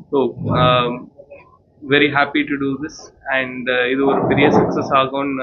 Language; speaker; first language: English; non-native, local second language; Tamil